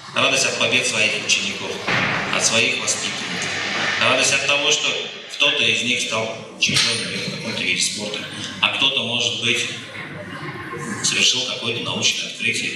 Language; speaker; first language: Russian; native; Russian